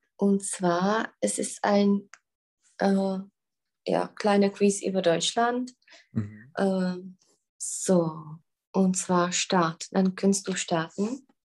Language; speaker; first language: German; non-native, fluent; Czech